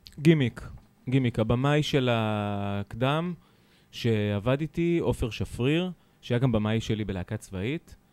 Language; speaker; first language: Hebrew; early bilingual, other home language; Italian